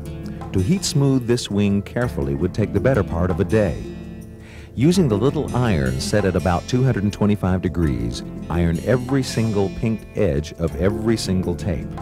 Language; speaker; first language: English; native; English